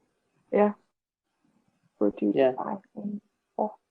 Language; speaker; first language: Danish; non-native, learner; Russian